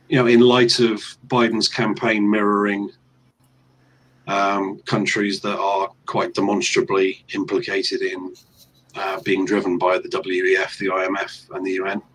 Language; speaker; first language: English; native; English